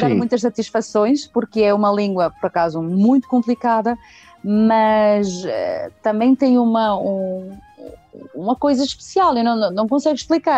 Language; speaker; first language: Portuguese; early bilingual, heritage; Portuguese